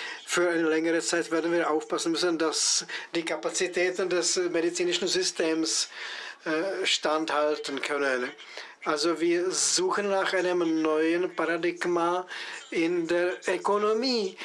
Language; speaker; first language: German; non-native, fluent; Czech